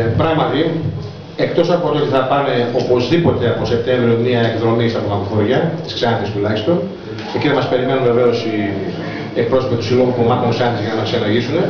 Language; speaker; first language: Greek; native; Greek